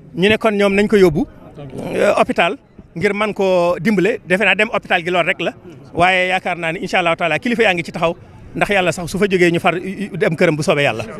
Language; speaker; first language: Wolof; native; Wolof